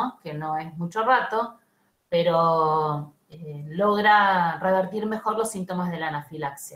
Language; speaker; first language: Spanish; native; Spanish